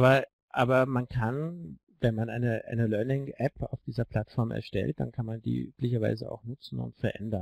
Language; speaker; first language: German; native; German